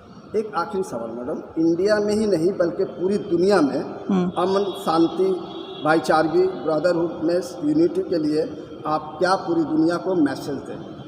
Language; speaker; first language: Hindi; native; Hindi